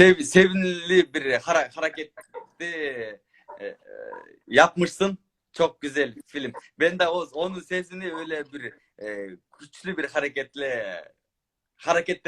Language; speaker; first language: Turkish; non-native, learner; Kyrgyz